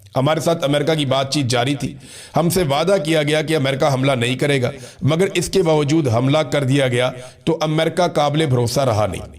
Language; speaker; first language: Urdu; non-native, local second language; Punjabi